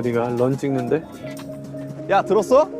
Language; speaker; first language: Korean; native; Korean